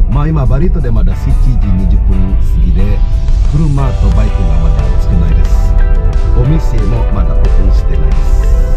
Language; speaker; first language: Japanese; non-native, fluent; Balinese